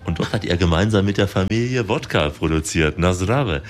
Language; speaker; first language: German; native; German